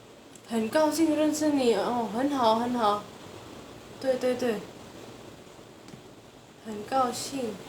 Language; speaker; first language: Chinese; non-native, fluent; Indonesian